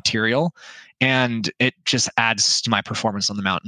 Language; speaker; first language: English; native; English